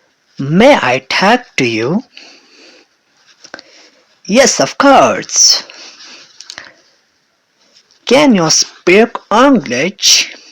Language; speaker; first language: English; non-native, learner; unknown